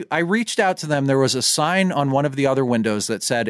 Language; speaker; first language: English; native; English